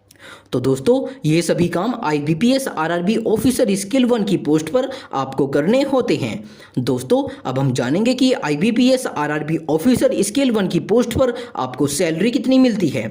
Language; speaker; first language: Hindi; native; Hindi